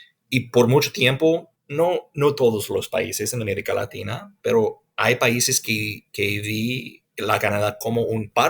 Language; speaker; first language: Spanish; non-native, fluent; English